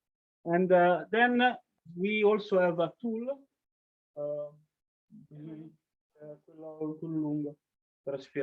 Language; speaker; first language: English; non-native, learner; Italian